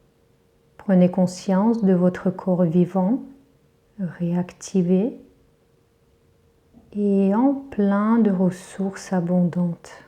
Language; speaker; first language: French; native; French